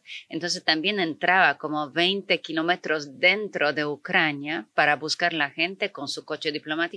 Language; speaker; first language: Spanish; non-native, fluent; Polish